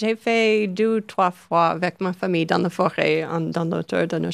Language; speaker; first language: French; non-native, learner; English